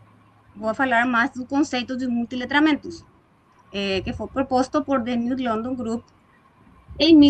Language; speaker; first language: Portuguese; non-native, fluent; Spanish